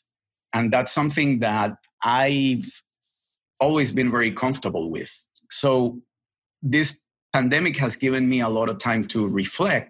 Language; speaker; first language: English; non-native, fluent; Spanish